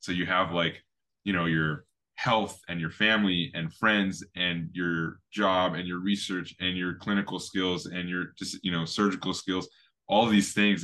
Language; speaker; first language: English; native; English